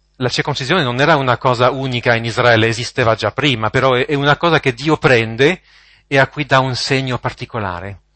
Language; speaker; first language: Italian; non-native, fluent; French